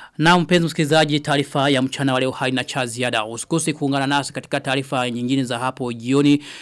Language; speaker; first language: Swahili; non-native, local second language; Rundi